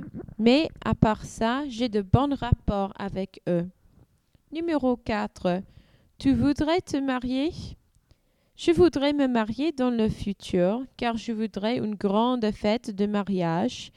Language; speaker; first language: French; non-native, learner; English